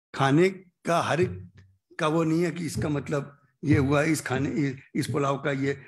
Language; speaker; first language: Hindi; native; Hindi